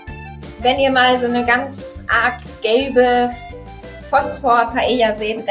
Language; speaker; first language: German; native; German